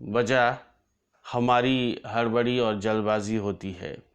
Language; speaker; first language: Hindi; non-native, local second language; Assamese